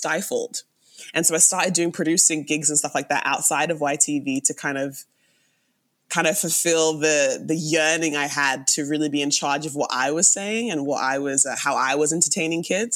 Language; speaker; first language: English; native; English